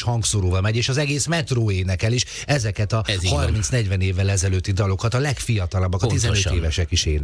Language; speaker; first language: Hungarian; native; Hungarian